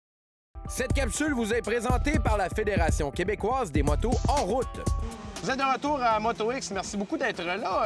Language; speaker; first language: French; native; French